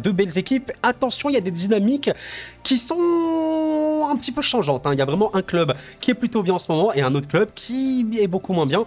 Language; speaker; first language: French; native; French